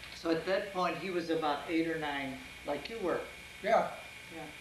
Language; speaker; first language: English; early bilingual, other home language; Italian